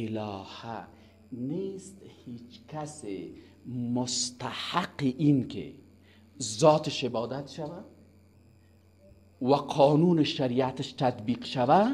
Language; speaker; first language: Persian; native; Persian